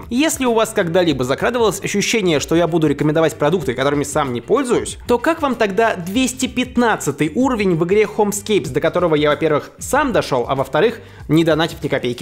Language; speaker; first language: Russian; native; Russian